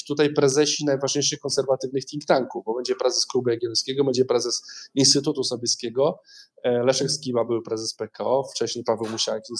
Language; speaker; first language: Polish; native; Polish